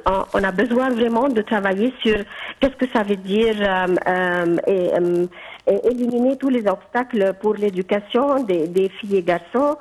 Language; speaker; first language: French; non-native, fluent; Arabic